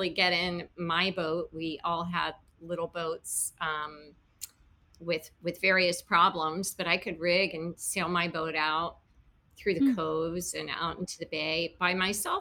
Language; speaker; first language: English; native; English